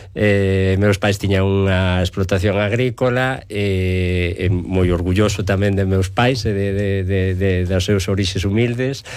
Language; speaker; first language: Galician; native; Galician